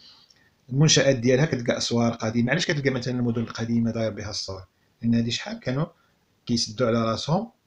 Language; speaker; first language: Arabic; native; Arabic